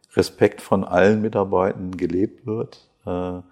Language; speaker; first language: German; native; German